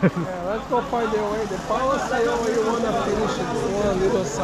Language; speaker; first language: English; non-native, learner; Portuguese